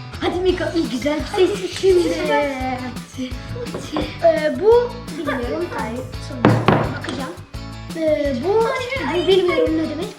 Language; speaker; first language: Turkish; early bilingual, heritage; Turkish